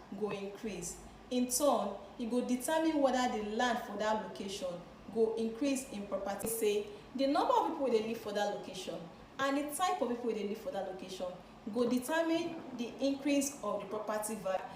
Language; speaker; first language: Nigerian Pidgin; non-native, local second language; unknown